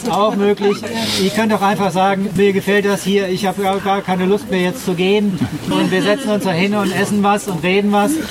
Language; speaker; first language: German; native; German